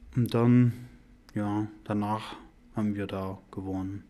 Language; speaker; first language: German; non-native, learner; Persian